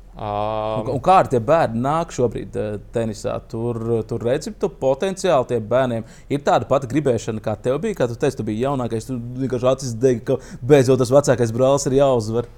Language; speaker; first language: Latvian; native; Latvian